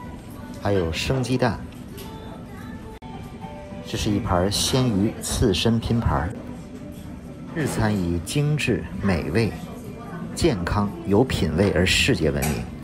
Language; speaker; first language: Chinese; native; Chinese